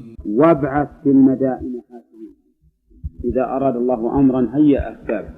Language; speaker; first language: Arabic; native; Arabic